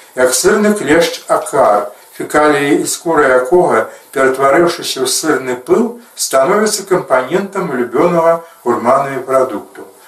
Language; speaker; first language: Belarusian; native; Belarusian